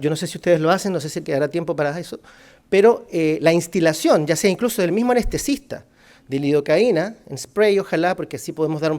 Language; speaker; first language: Spanish; native; Spanish